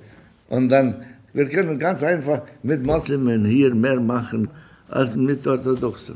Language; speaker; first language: German; non-native, fluent; Albanian